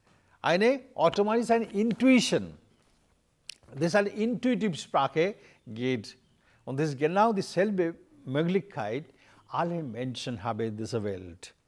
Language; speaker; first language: German; non-native, learner; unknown